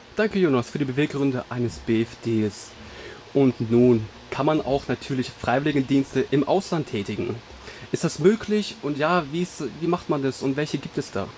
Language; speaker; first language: German; native; German